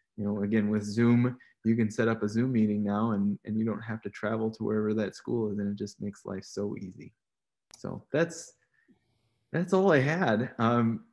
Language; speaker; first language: English; native; English